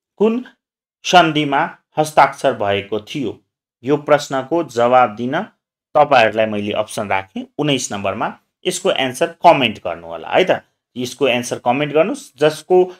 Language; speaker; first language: Nepali; non-native, local second language; Maithili